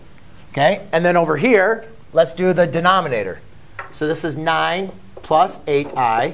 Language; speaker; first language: English; native; English